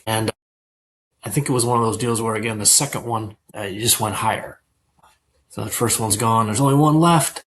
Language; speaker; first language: English; native; English